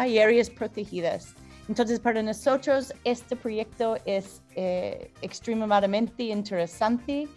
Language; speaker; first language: Spanish; non-native, fluent; English